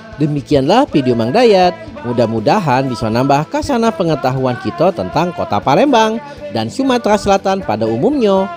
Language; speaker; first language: Indonesian; native; Indonesian